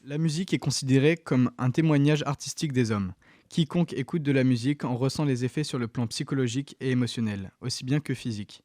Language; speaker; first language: French; native; French